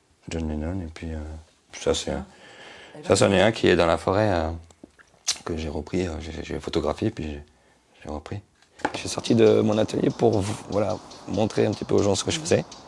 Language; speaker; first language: French; native; French